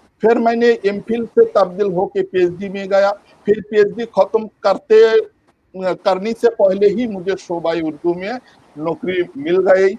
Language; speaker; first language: Urdu; non-native, local second language; Bangla